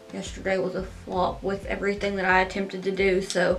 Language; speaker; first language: English; native; English